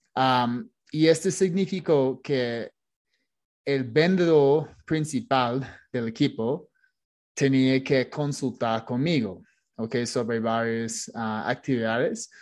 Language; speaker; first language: Spanish; non-native, fluent; English